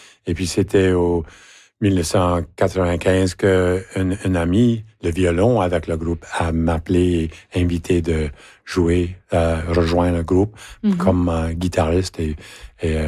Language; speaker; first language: French; native; French